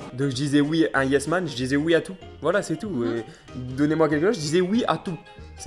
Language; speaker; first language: French; native; French